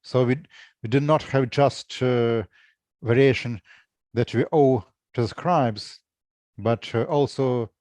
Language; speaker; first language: English; non-native, fluent; Russian